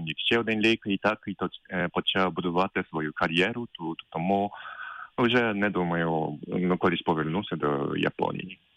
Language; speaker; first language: Ukrainian; non-native, fluent; Japanese